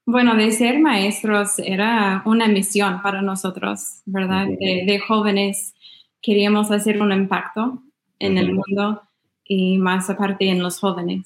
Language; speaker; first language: Spanish; non-native, fluent; English